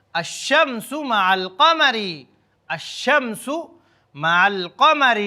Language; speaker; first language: Arabic; non-native, fluent; Urdu